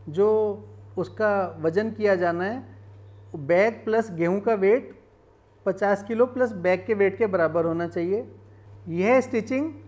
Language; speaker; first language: Hindi; native; Hindi